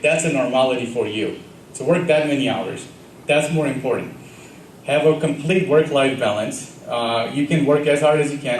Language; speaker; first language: English; early bilingual, other home language; Gujarati